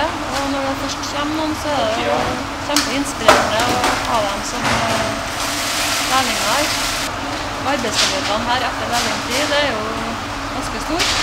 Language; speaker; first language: Norwegian; native; Norwegian